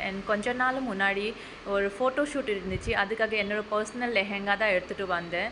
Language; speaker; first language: Tamil; non-native, local second language; Assamese